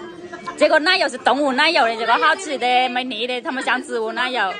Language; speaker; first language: Chinese; native; Chinese